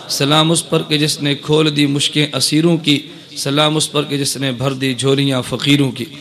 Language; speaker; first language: Urdu; non-native, local second language; Punjabi